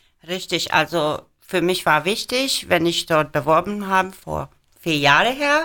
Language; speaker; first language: German; non-native, learner; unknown